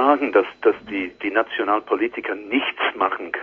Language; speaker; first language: German; non-native, learner; English